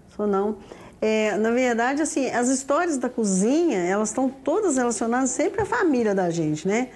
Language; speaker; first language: Portuguese; native; Portuguese